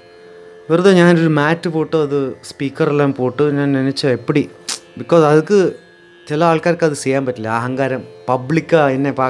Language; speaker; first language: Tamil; non-native, learner; Malayalam